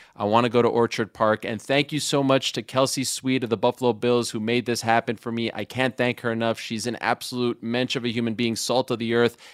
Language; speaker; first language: English; native; English